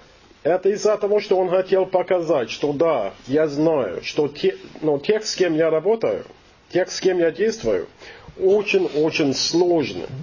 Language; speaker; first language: Russian; non-native, fluent; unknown